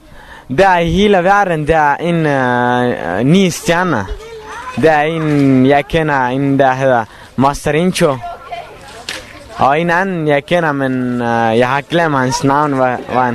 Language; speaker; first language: Danish; non-native, learner; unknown